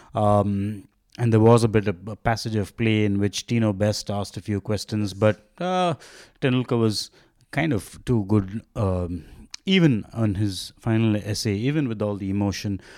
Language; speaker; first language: English; non-native, local second language; Tamil